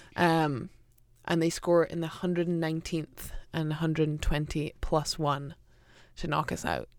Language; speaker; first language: English; native; English